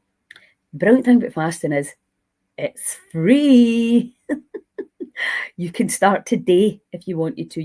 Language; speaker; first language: English; native; English